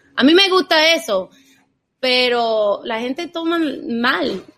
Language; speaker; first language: Spanish; non-native, fluent; English